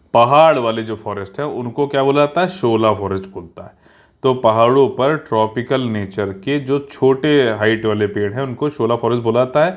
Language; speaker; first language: Hindi; native; Hindi